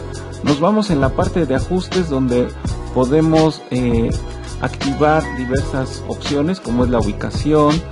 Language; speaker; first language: Spanish; native; Spanish